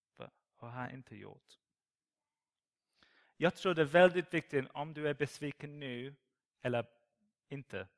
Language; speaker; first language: Swedish; non-native, learner; English